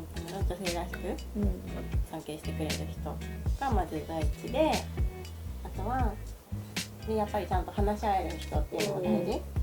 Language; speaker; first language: Japanese; native; Japanese